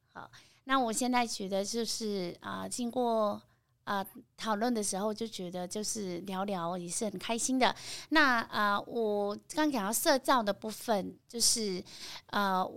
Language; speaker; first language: Chinese; non-native, fluent; Vietnamese